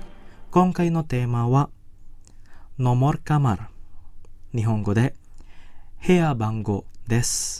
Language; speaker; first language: Japanese; non-native, fluent; Indonesian